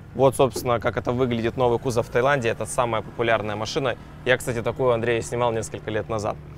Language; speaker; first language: Russian; native; Russian